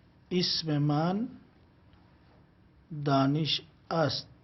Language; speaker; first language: Persian; non-native, learner; Urdu